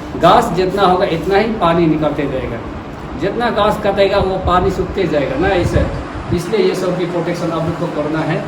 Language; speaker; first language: Hindi; non-native, local second language; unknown